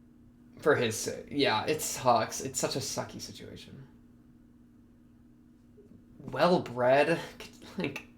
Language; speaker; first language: English; native; English